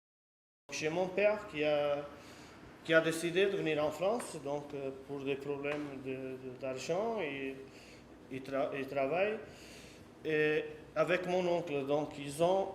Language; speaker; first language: French; non-native, fluent; Portuguese